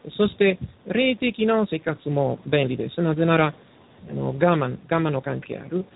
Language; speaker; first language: Japanese; non-native, learner; Italian